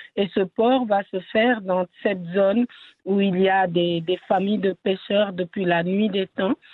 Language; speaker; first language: French; non-native, local second language; Wolof